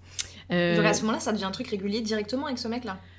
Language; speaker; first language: French; native; French